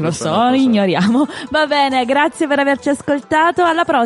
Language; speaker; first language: Italian; native; Italian